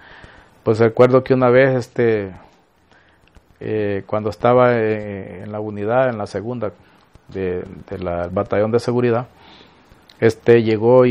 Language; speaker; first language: Spanish; native; Spanish